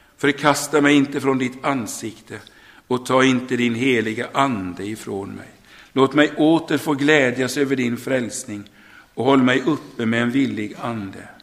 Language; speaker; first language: Swedish; native; Swedish